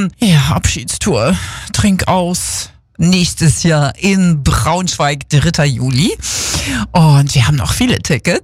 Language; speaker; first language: German; native; German